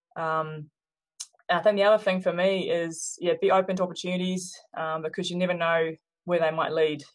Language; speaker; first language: English; native; English